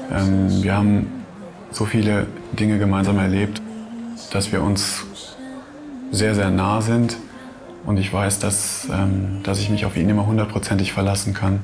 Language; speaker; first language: German; native; German